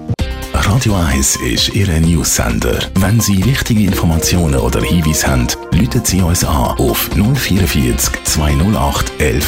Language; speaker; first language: German; native; German